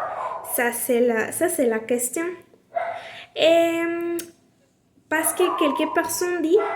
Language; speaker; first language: French; non-native, learner; Spanish